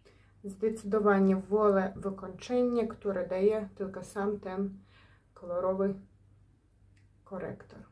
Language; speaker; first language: Polish; non-native, learner; Ukrainian